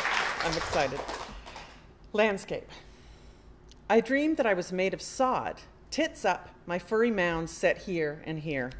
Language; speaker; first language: English; native; English